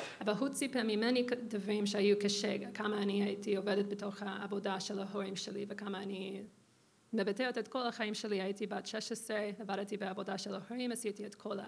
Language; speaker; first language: Hebrew; non-native, fluent; English